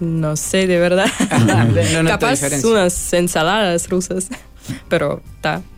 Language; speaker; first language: Spanish; early bilingual, other home language; Russian